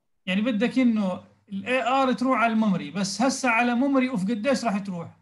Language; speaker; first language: Arabic; native; Arabic